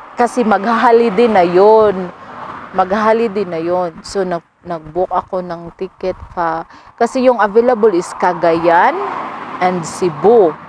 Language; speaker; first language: Filipino; non-native, local second language; Cebuano